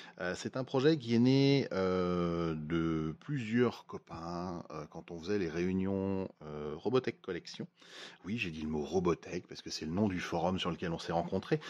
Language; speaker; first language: French; native; French